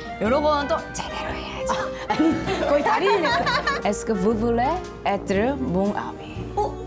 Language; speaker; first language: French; non-native, learner; Korean